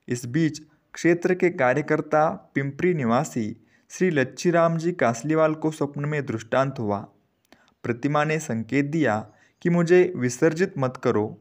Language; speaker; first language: Hindi; non-native, local second language; Marathi